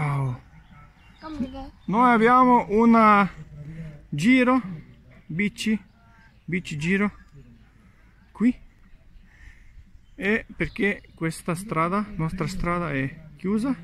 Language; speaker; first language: Italian; non-native, learner; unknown